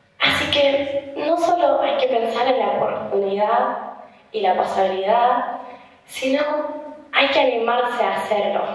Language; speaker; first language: Spanish; non-native, fluent; German